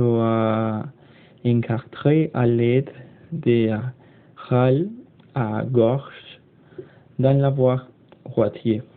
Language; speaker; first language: French; non-native, learner; Spanish